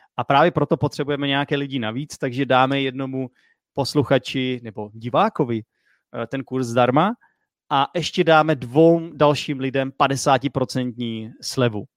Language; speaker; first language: Czech; native; Czech